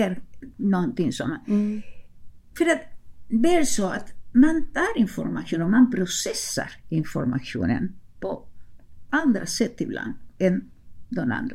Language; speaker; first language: Swedish; non-native, fluent; Spanish